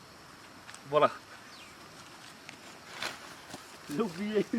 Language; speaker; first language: French; non-native, fluent; Vietnamese